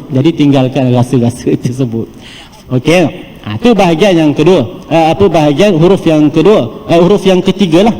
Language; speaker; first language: Malay; native; Malay